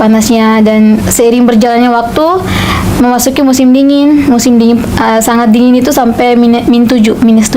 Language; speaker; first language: Indonesian; native; Indonesian